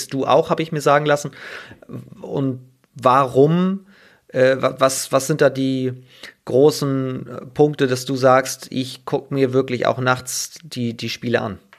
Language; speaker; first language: German; native; German